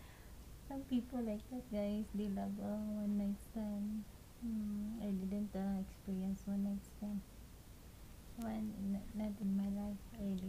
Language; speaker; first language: English; non-native, local second language; Cebuano